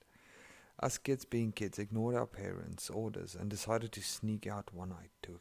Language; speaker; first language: English; non-native, local second language; Afrikaans